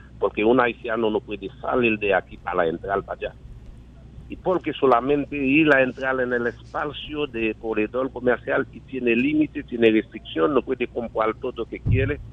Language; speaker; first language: Spanish; non-native, learner; Haitian Creole